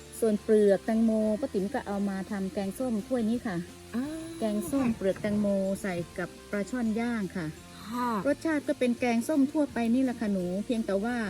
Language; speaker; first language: Thai; native; Thai